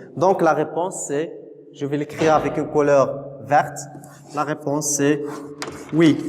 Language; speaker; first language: French; non-native, local second language; Arabic